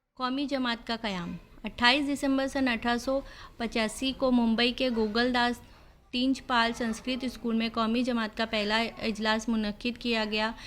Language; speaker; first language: Urdu; native; Urdu